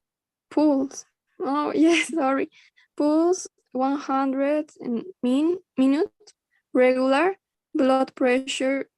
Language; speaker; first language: English; non-native, learner; Spanish